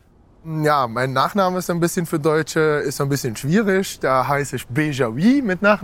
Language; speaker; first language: German; non-native, fluent; Arabic